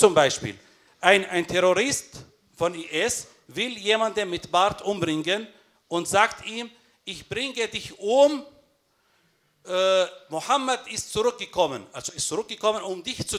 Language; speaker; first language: German; non-native, fluent; Arabic